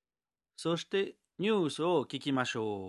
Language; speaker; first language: Japanese; non-native, learner; French